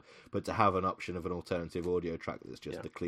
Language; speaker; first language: English; native; English